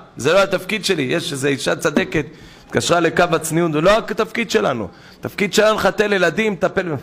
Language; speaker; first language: Hebrew; native; Hebrew